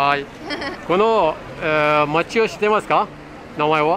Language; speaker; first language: Japanese; non-native, learner; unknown